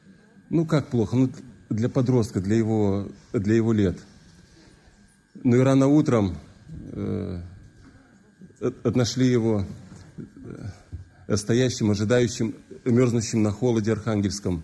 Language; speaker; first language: Russian; native; Russian